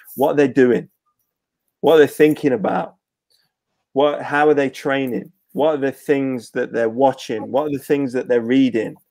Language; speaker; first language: English; native; English